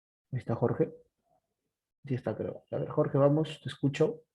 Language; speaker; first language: Spanish; native; Spanish